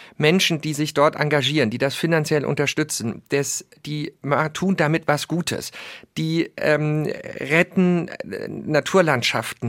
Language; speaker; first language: German; native; German